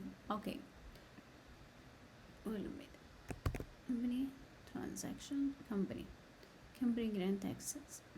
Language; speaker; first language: English; non-native, learner; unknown